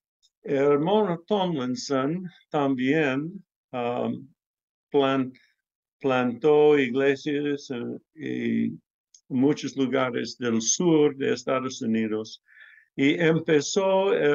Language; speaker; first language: Spanish; non-native, learner; English